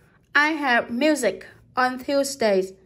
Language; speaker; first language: English; non-native, fluent; Vietnamese